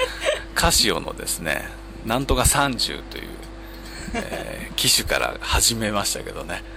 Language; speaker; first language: Japanese; native; Japanese